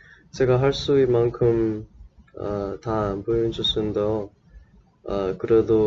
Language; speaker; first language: Korean; non-native, learner; English